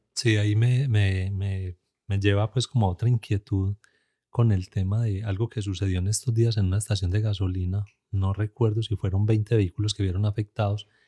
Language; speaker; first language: Spanish; native; Spanish